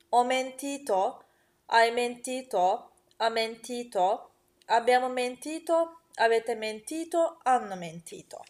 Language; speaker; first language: Italian; non-native, fluent; Turkish